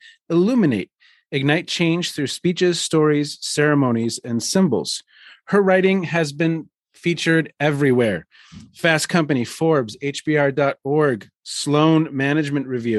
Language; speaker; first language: English; native; English